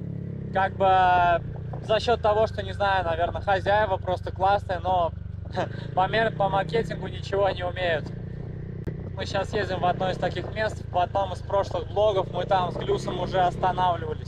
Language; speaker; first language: Russian; native; Russian